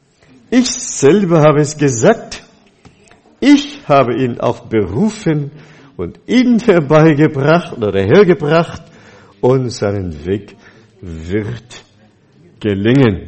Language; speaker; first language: German; non-native, fluent; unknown